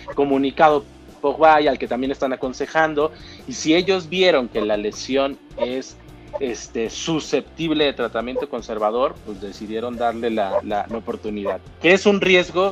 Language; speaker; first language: Spanish; native; Spanish